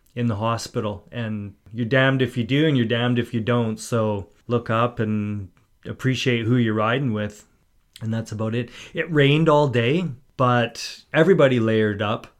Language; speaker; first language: English; native; English